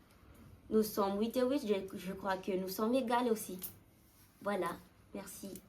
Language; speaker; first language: French; non-native, learner; Malagasy